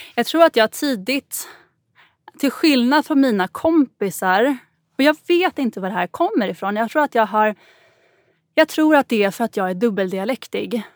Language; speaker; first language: Swedish; native; Swedish